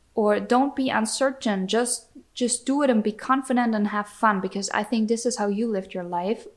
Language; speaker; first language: English; non-native, fluent; German